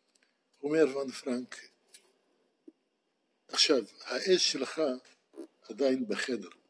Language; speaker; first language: Hebrew; non-native, fluent; Dutch